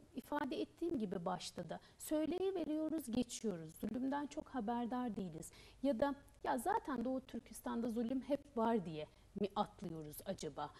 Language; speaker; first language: Turkish; native; Turkish